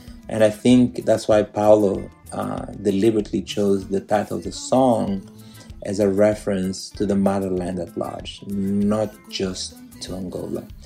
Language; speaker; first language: English; non-native, fluent; Portuguese